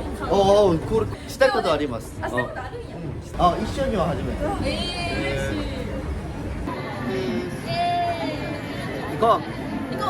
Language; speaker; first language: Japanese; non-native, learner; Korean